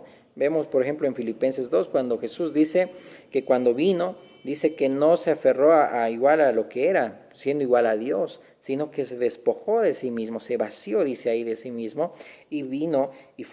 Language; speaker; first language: Spanish; native; Spanish